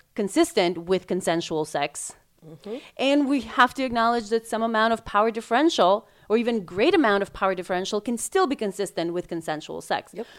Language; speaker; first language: English; non-native, fluent; Macedonian